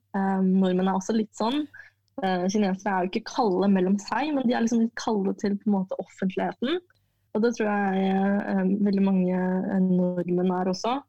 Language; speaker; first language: Norwegian; early bilingual, other home language; Chinese